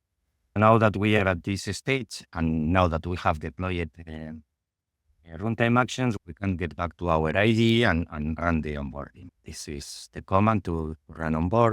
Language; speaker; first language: English; non-native, fluent; Spanish